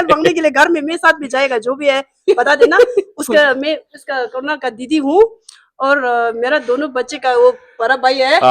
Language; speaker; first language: Hindi; non-native, local second language; Tibetan